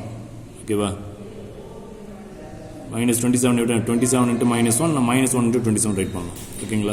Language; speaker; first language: Tamil; native; Tamil